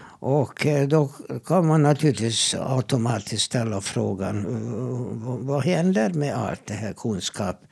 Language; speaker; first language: Swedish; non-native, fluent; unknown